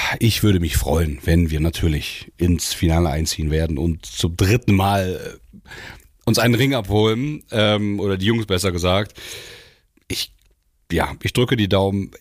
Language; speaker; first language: German; native; German